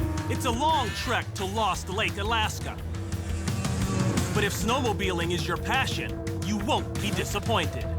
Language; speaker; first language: English; native; English